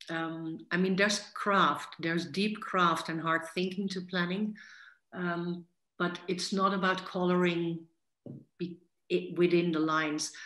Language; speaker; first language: English; non-native, fluent; Dutch